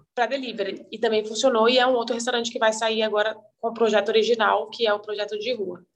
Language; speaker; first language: Portuguese; native; Portuguese